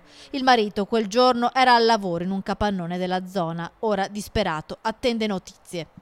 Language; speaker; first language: Italian; native; Italian